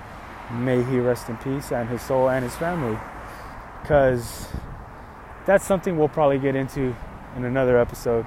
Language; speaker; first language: English; native; English